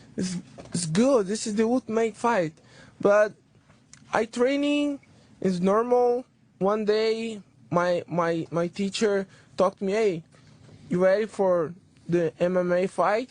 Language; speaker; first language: English; non-native, learner; Portuguese